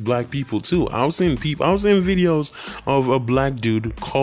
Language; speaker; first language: English; non-native, local second language; Yoruba